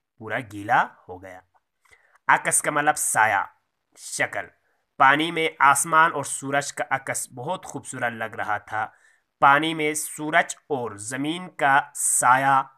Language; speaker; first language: Urdu; native; Urdu